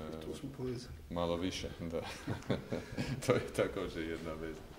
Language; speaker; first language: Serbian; non-native, fluent; English